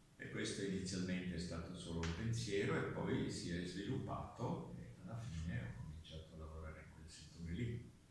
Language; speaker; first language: Italian; non-native, local second language; German